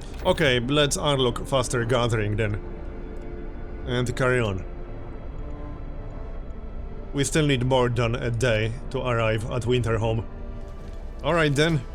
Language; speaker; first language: English; native; English